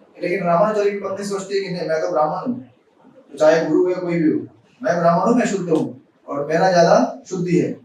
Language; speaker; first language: Hindi; native; Hindi